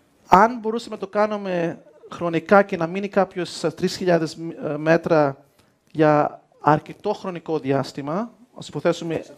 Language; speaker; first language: Greek; early bilingual, heritage; Greek